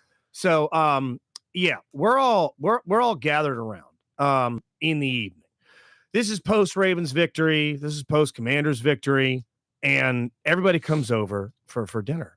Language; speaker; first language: English; native; English